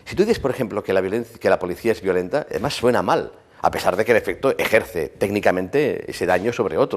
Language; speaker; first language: Spanish; native; Spanish